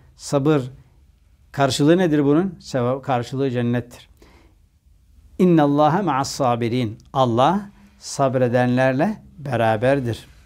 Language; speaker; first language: Turkish; native; Turkish